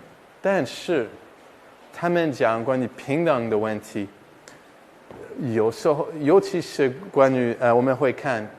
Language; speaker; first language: Chinese; non-native, fluent; English